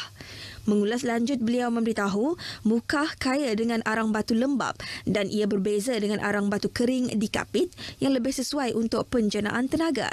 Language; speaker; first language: Malay; native; Malay